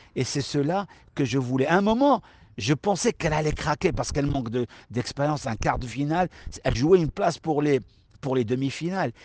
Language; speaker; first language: French; non-native, local second language; Arabic